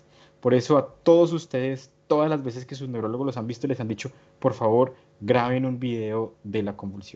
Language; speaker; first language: Spanish; native; Spanish